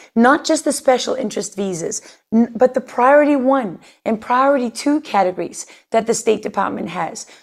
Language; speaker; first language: English; native; English